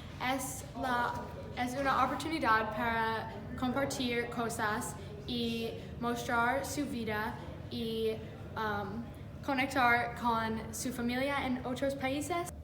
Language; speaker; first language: Spanish; non-native, learner; English